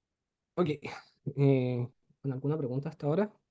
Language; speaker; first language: Spanish; native; Spanish